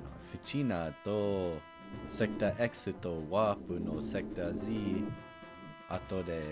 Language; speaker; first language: Japanese; non-native, learner; English